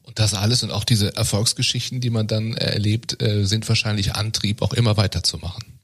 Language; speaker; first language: German; native; German